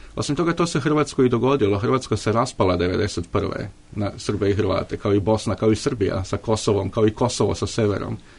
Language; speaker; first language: Serbian; native; Serbian